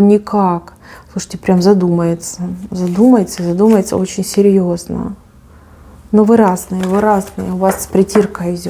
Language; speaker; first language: Russian; native; Russian